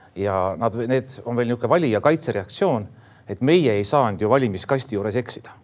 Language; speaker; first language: Estonian; non-native, local second language; Russian